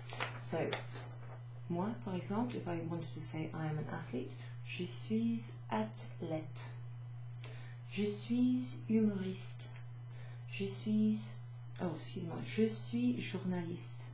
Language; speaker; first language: French; non-native, fluent; English